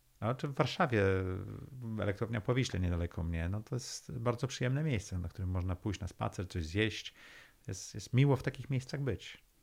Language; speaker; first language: Polish; early bilingual, heritage; Polish